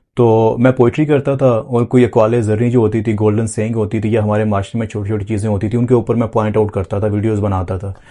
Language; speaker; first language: Urdu; non-native, local second language; Punjabi